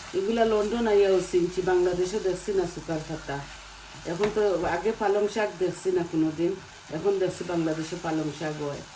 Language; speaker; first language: Bangla; native; Bangla